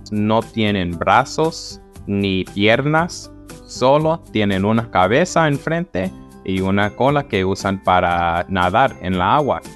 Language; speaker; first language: Spanish; early bilingual, heritage; Spanish